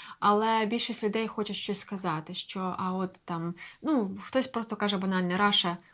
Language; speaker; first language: Ukrainian; native; Ukrainian